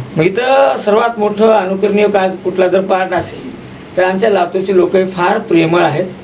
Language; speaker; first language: Marathi; native; Marathi